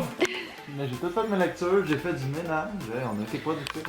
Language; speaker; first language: French; native; French